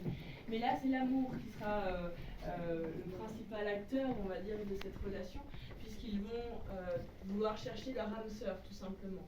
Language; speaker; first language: French; native; French